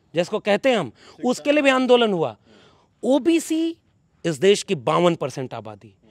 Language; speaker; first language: Hindi; native; Hindi